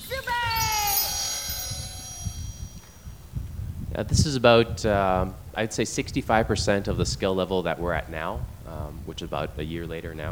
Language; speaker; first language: English; non-native, fluent; Chinese